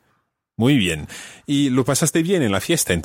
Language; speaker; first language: Spanish; non-native, fluent; English